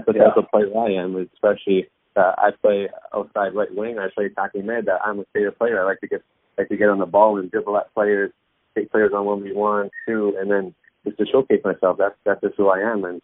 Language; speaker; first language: English; native; English